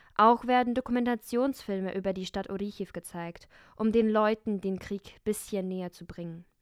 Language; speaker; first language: German; early bilingual, other home language; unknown